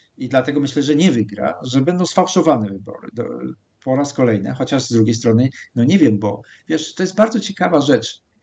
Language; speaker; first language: Polish; native; Polish